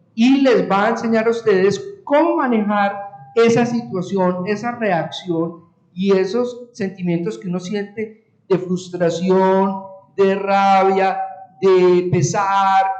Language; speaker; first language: Spanish; native; Spanish